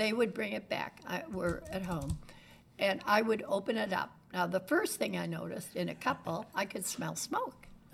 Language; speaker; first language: English; native; English